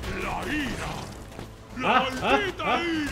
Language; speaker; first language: Spanish; native; Spanish